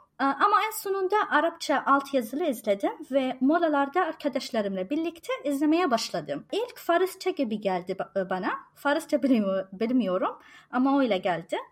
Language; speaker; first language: Turkish; non-native, fluent; Arabic